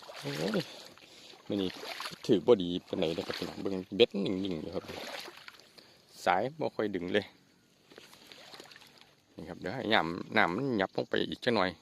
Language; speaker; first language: Thai; non-native, local second language; Northeastern Thai